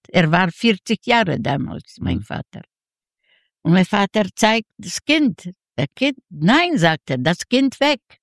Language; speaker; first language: German; non-native, learner; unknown